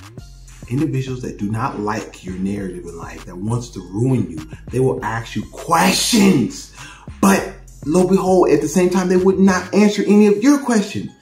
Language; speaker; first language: English; native; English